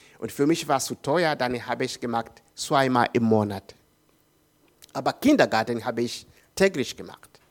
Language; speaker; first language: German; non-native, learner; Swahili